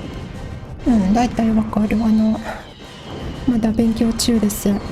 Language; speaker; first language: Japanese; non-native, learner; English